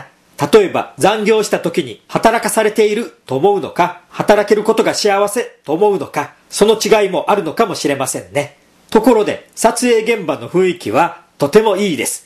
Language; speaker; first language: Japanese; native; Japanese